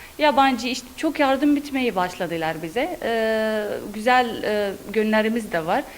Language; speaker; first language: Turkish; non-native, learner; Arabic